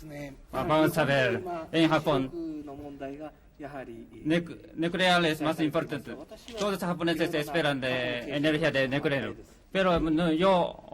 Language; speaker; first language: Spanish; non-native, learner; Japanese